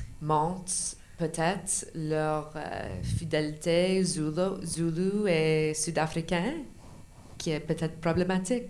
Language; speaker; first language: French; non-native, local second language; English